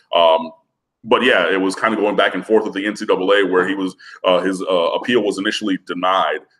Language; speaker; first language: English; native; English